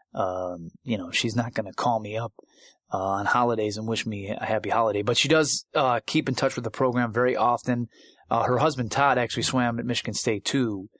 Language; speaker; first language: English; native; English